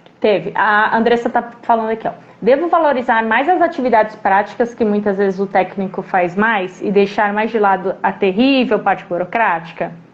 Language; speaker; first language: Portuguese; native; Portuguese